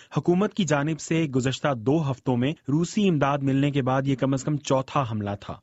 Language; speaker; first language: Urdu; native; Urdu